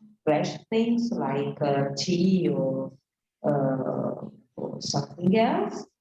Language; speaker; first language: English; non-native, learner; Italian